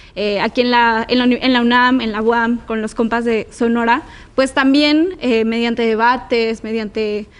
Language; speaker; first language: Spanish; native; Spanish